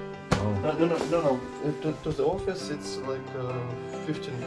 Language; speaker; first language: English; non-native, learner; Russian